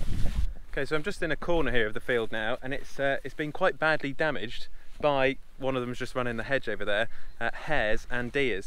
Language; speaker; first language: English; native; English